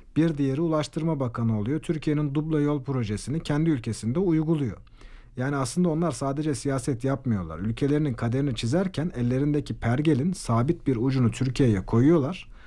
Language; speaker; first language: Turkish; native; Turkish